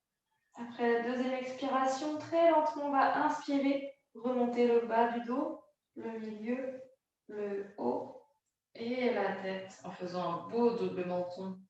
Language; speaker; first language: French; native; French